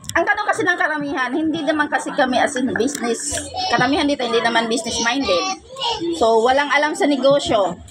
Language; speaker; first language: Filipino; native; Filipino